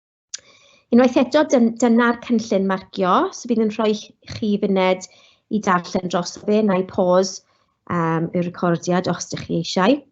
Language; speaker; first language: Welsh; non-native, local second language; English